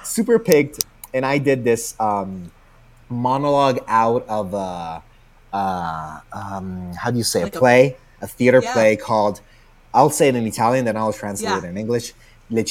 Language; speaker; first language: English; non-native, fluent; Italian